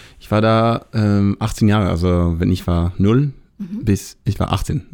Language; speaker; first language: German; non-native, learner; Hebrew